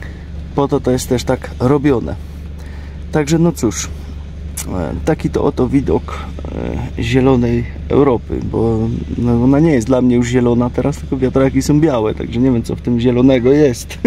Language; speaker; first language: Polish; native; Polish